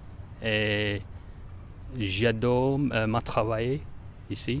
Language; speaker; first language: French; non-native, learner; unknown